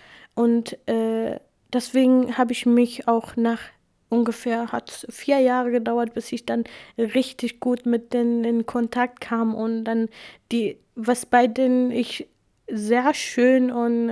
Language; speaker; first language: German; non-native, fluent; Kurdish